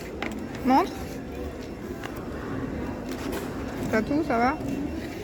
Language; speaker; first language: French; native; French